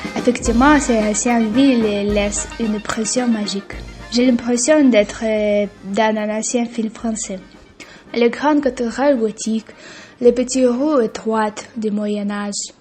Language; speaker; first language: French; non-native, learner; Russian